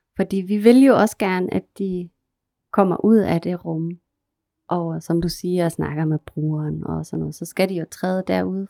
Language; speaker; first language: Danish; non-native, fluent; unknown